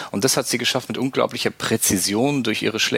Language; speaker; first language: German; native; German